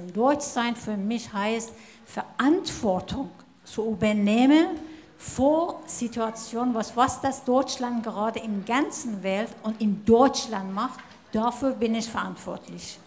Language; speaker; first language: German; non-native, fluent; Persian